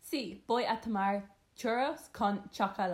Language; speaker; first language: Spanish; non-native, learner; English